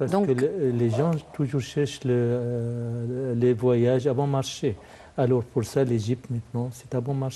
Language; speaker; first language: French; non-native, fluent; Arabic